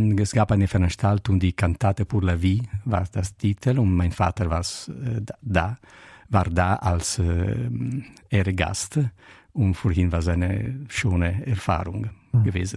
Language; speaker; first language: German; non-native, learner; Italian